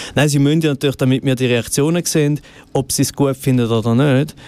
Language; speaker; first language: German; native; German